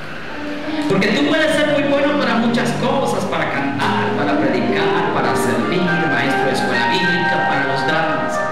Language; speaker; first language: Spanish; native; Spanish